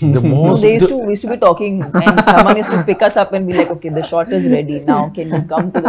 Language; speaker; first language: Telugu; non-native, fluent; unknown